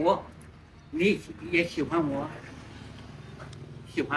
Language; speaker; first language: Chinese; native; Chinese